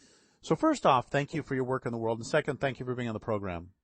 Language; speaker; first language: English; native; English